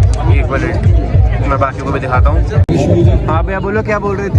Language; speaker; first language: Hindi; native; Hindi